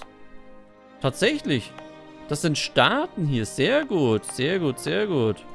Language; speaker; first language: German; native; German